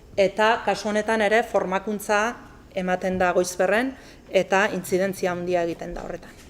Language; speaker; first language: Basque; native; Basque